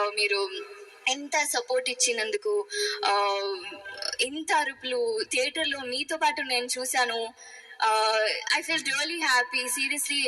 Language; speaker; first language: Telugu; non-native, learner; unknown